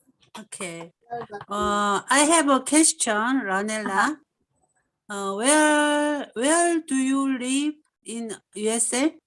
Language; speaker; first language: English; non-native, learner; Korean